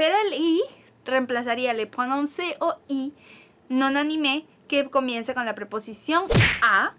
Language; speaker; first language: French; non-native, fluent; Spanish